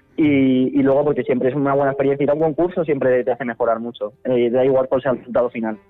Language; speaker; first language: Spanish; native; Spanish